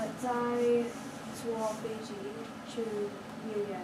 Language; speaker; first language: Chinese; non-native, learner; English